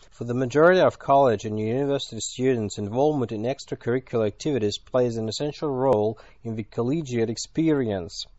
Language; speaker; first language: English; non-native, fluent; Russian